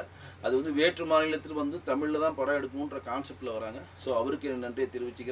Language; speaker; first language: Tamil; native; Tamil